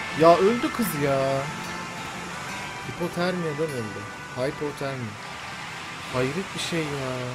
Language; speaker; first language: Turkish; native; Turkish